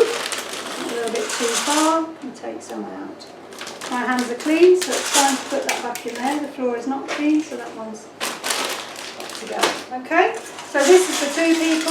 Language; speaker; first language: English; native; English